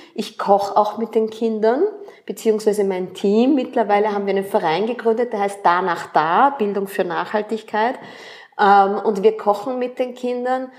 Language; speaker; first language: German; early bilingual, other home language; Spanish